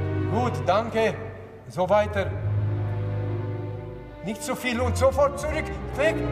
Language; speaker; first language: German; non-native, fluent; Latvian